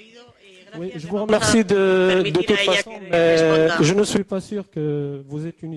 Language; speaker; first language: French; non-native, learner; Arabic